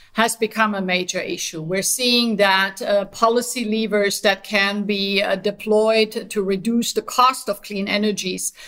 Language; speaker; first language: English; non-native, fluent; German